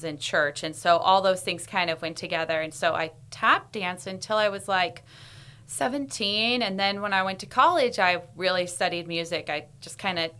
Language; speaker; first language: English; native; English